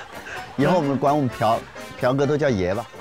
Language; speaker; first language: Chinese; native; Chinese